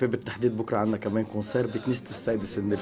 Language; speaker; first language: Arabic; native; Arabic